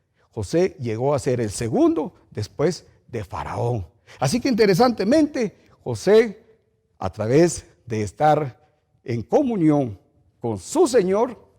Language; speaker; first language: Spanish; native; Spanish